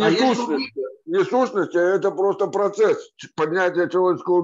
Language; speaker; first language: Russian; native; Russian